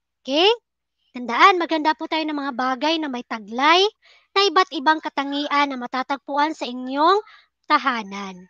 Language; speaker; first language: Filipino; native; Filipino